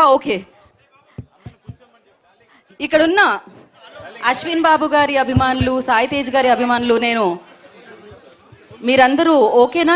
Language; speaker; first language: Telugu; native; Telugu